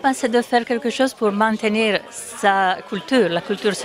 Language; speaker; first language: French; non-native, learner; Italian